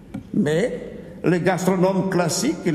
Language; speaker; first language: French; non-native, fluent; Italian